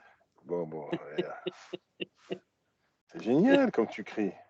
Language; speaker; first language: French; native; French